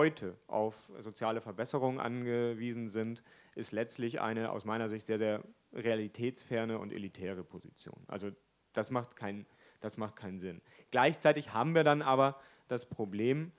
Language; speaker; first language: German; native; German